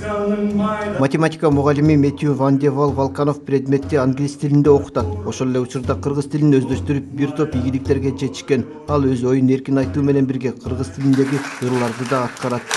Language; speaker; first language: Kyrgyz; native; Kyrgyz